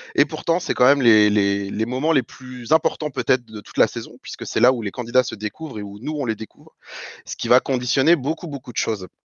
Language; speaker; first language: French; native; French